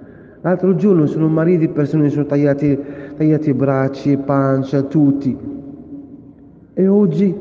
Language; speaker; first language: Italian; non-native, fluent; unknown